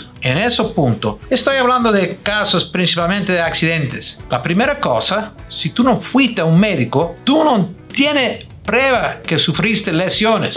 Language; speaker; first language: Spanish; non-native, fluent; English